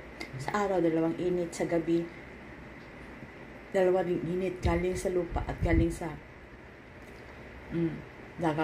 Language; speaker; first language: Filipino; non-native, local second language; Cebuano